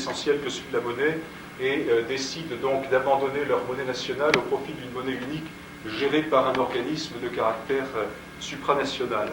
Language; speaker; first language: French; native; French